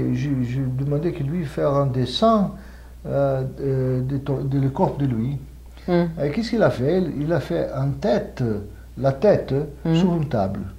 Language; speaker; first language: French; non-native, fluent; Portuguese